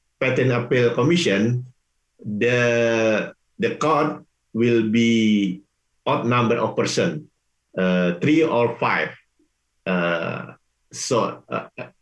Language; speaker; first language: English; non-native, learner; Indonesian